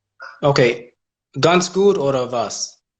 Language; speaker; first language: German; non-native, learner; English